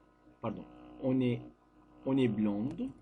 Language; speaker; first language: French; non-native, learner; Turkish